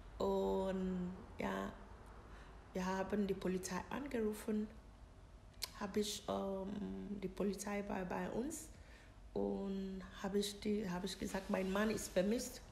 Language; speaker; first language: German; non-native, learner; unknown